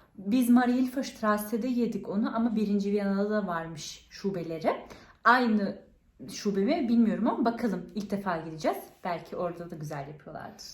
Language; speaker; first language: Turkish; early bilingual, heritage; Turkish